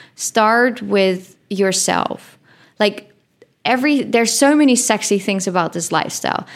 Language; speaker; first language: English; non-native, fluent; Dutch